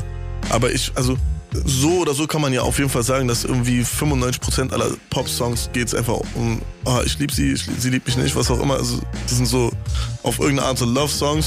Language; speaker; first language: German; early bilingual, other home language; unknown